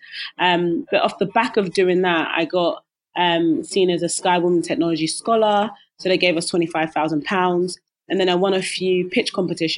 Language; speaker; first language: English; native; English